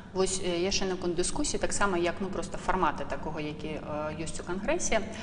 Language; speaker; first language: Belarusian; native; Belarusian